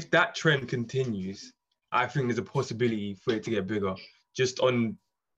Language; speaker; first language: English; native; English